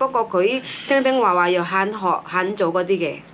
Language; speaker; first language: Cantonese; non-native, fluent; Indonesian